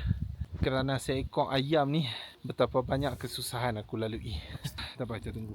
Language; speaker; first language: Malay; native; Malay